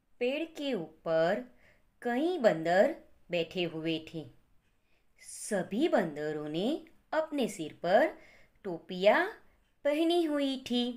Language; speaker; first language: Hindi; non-native, local second language; Gujarati